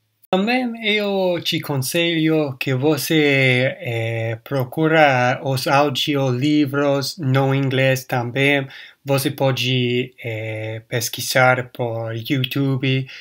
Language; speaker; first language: Portuguese; non-native, learner; English